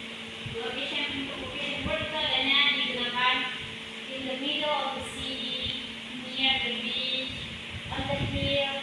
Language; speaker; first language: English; non-native, learner; Indonesian